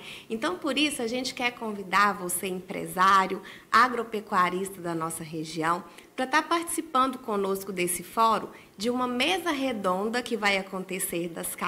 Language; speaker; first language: Portuguese; native; Portuguese